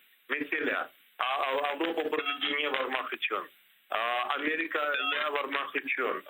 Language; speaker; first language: Turkish; non-native, learner; Crimean Tatar